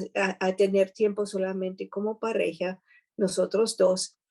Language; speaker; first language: Spanish; non-native, fluent; German